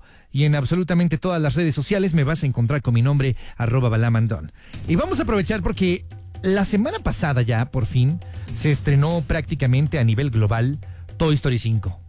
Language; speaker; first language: Spanish; native; Spanish